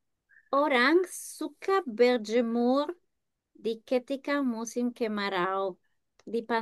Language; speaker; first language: Indonesian; non-native, learner; English